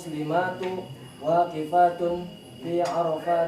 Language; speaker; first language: Arabic; non-native, learner; Indonesian